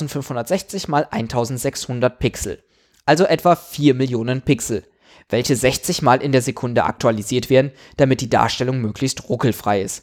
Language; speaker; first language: German; native; German